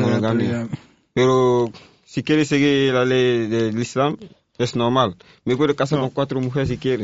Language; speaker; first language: Spanish; non-native, learner; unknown